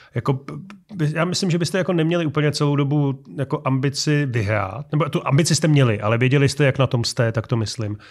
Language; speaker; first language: Czech; native; Czech